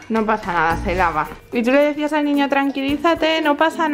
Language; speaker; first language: Spanish; native; Spanish